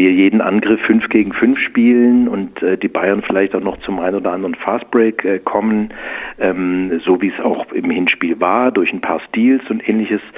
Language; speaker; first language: German; native; German